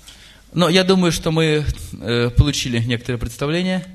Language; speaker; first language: Russian; native; Russian